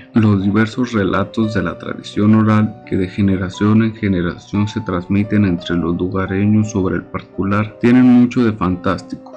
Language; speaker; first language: Spanish; native; Spanish